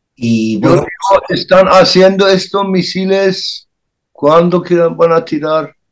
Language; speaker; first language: Spanish; non-native, learner; Persian